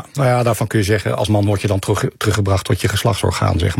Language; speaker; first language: Dutch; native; Dutch